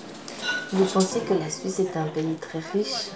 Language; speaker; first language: French; native; French